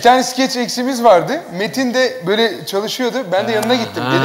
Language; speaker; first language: Turkish; native; Turkish